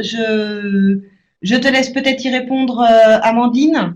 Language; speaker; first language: French; native; French